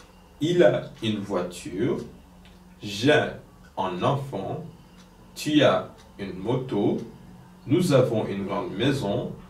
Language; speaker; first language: French; non-native, fluent; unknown